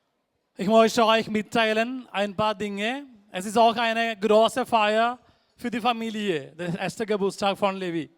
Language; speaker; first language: German; non-native, fluent; Malayalam